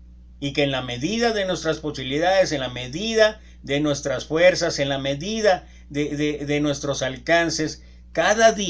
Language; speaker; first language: Spanish; native; Spanish